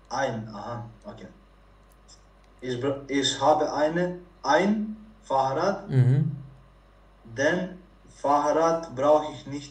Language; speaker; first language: German; non-native, learner; Croatian